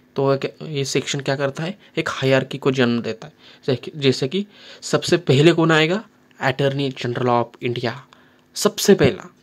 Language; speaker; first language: Hindi; non-native, local second language; Marathi